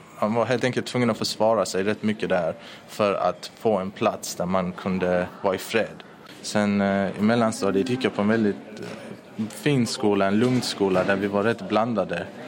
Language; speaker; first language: Swedish; early bilingual, other home language; Persian